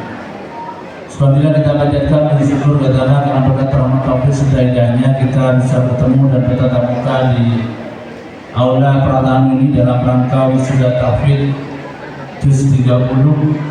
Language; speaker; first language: Indonesian; native; Indonesian